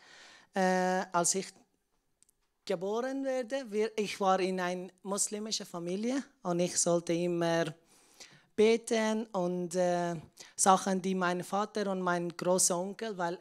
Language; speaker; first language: German; non-native, learner; Persian